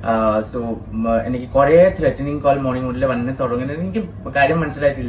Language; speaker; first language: Malayalam; non-native, fluent; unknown